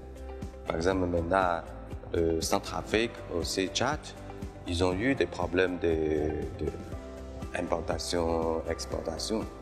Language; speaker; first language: French; non-native, fluent; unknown